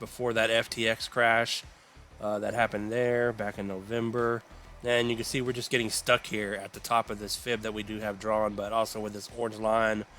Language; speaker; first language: English; native; English